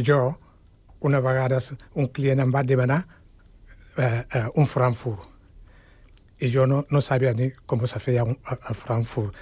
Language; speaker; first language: Catalan; non-native, fluent; Wolof